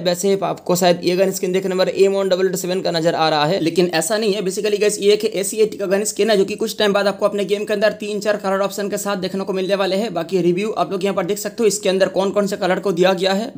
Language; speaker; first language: Hindi; non-native, local second language; Bangla